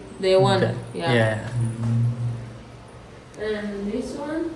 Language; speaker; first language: English; non-native, local second language; Swahili